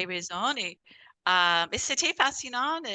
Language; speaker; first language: French; non-native, fluent; English